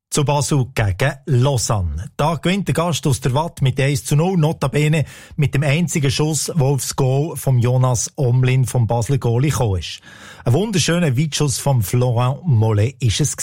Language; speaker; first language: German; native; German